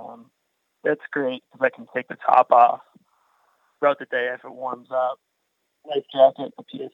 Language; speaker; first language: English; native; English